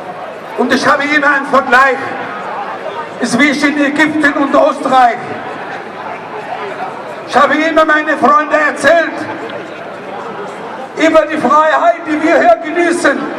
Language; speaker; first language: German; non-native, learner; Arabic